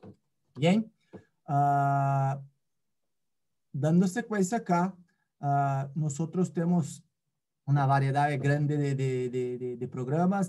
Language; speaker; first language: Spanish; non-native, fluent; Portuguese